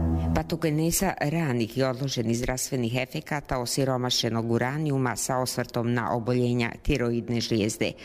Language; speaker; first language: Serbian; native; Serbian